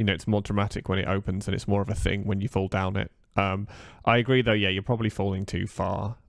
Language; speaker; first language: English; native; English